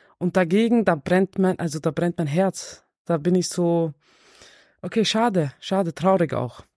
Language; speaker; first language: German; early bilingual, other home language; Turkish